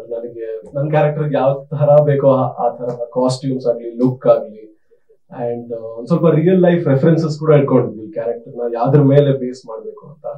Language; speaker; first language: Kannada; native; Kannada